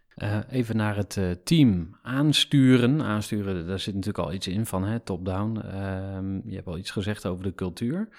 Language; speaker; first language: Dutch; native; Dutch